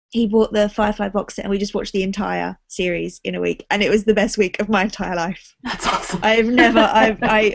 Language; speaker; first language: English; native; English